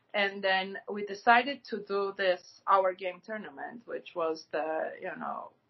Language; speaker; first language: English; non-native, fluent; Armenian